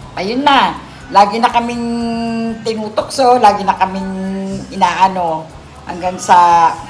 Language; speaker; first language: Filipino; native; Filipino